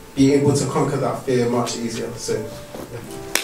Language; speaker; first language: English; non-native, fluent; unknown